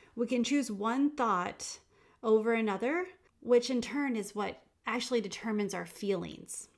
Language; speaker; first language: English; native; English